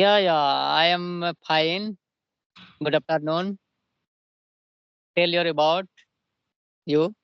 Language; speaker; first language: English; non-native, local second language; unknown